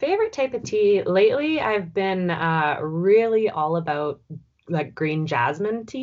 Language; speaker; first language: English; native; English